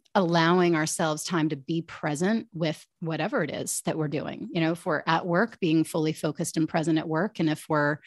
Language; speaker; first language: English; native; English